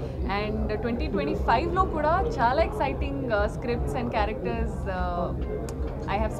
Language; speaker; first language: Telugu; non-native, learner; Hindi